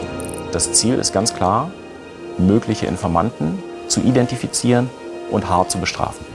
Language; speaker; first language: German; native; German